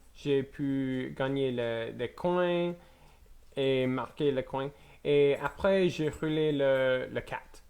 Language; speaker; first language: French; non-native, learner; English